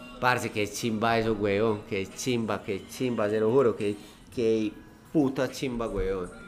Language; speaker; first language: Spanish; native; Spanish